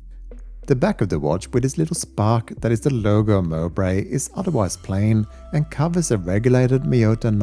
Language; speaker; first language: English; native; English